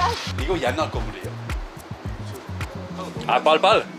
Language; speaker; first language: Korean; non-native, learner; Dutch